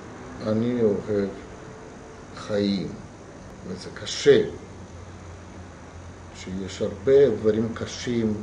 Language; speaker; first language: Hebrew; non-native, fluent; Russian